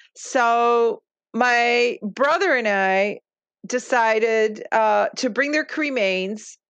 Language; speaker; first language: English; early bilingual, other home language; Lithuanian